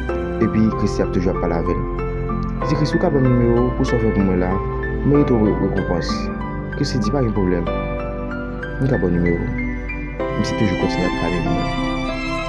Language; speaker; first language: French; non-native, learner; Haitian Creole